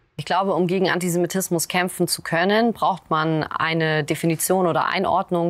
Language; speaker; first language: German; early bilingual, other home language; Russian